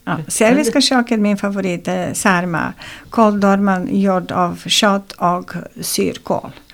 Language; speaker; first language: Swedish; non-native, fluent; Serbian